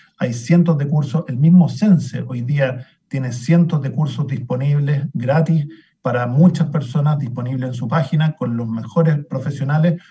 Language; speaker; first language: Spanish; native; Spanish